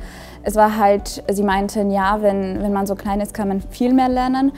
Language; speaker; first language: German; non-native, local second language; Hungarian